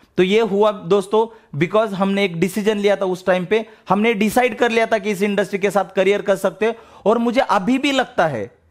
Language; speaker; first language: Hindi; non-native, local second language; Marathi